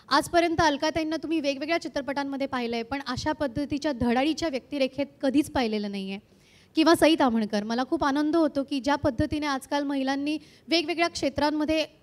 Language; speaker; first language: Marathi; native; Marathi